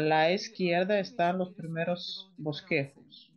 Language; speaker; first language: Spanish; non-native, fluent; Russian